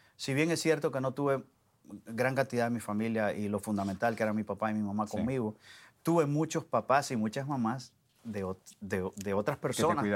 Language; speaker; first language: Spanish; native; Spanish